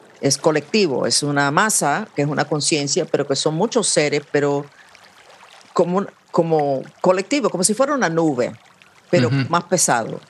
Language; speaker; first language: Spanish; non-native, fluent; English